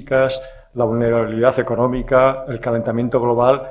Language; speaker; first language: Spanish; native; Spanish